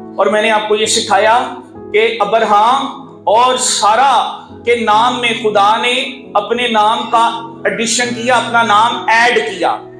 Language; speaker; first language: Urdu; non-native, local second language; Punjabi